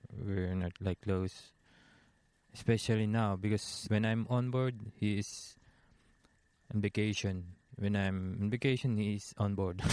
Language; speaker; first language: English; non-native, local second language; Filipino